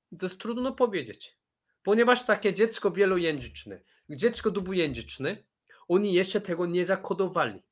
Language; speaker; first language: Polish; non-native, fluent; Korean